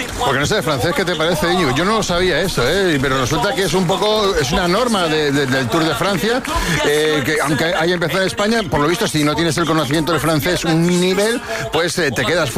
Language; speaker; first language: Spanish; native; Spanish